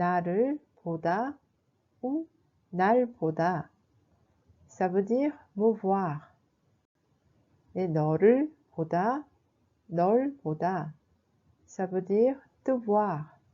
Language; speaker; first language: French; non-native, fluent; Korean